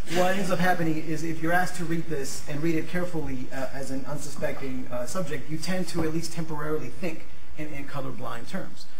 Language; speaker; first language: English; native; English